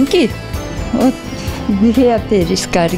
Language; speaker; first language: Georgian; non-native, learner; Russian